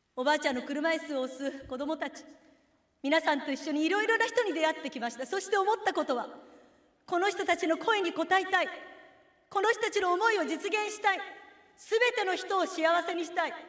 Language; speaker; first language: Japanese; native; Japanese